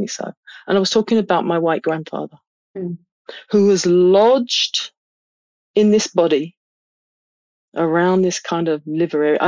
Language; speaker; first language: English; native; English